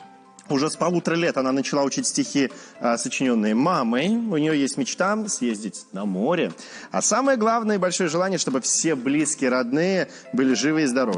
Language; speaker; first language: Russian; native; Russian